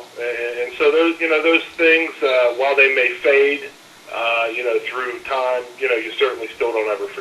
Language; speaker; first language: English; native; English